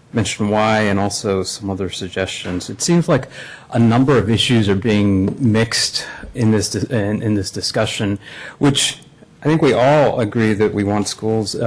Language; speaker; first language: English; native; English